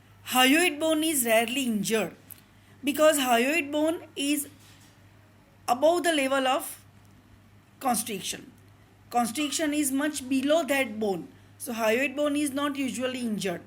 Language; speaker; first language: English; non-native, local second language; Gujarati